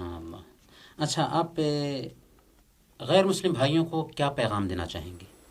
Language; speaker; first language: Urdu; native; Urdu